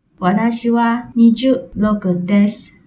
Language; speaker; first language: Japanese; non-native, learner; Chinese